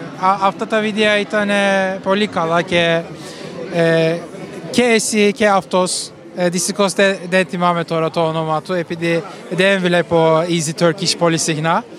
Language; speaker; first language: Greek; non-native, learner; Turkish